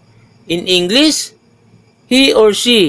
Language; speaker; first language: English; non-native, local second language; Maguindanaon